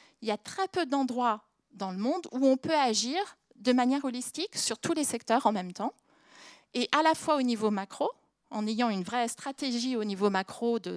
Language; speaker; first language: French; native; French